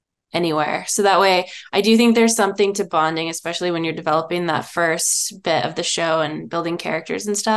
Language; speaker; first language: English; native; English